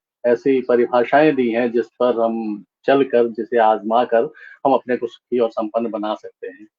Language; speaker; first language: Hindi; native; Hindi